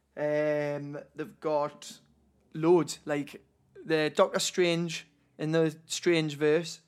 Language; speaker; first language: English; native; English